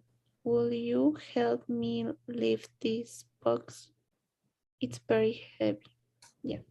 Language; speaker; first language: English; non-native, learner; Spanish